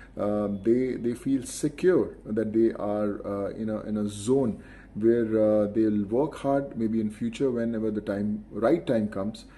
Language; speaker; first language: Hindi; non-native, local second language; Punjabi